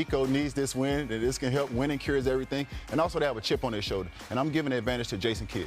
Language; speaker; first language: English; native; English